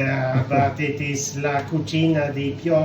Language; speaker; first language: English; non-native, fluent; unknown